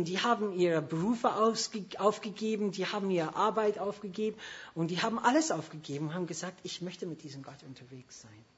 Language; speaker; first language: German; non-native, fluent; English